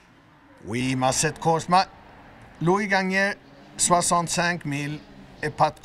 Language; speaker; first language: French; non-native, learner; Swedish